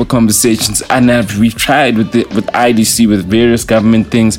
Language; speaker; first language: English; non-native, local second language; Zulu